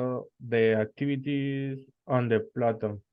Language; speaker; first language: English; non-native, learner; Spanish